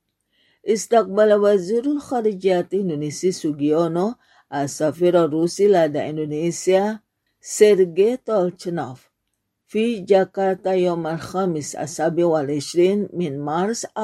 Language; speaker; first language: Arabic; non-native, fluent; Indonesian